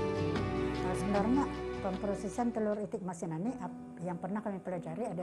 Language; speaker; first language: Malay; native; Malay